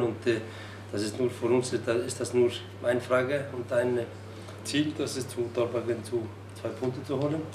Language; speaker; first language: German; non-native, learner; Icelandic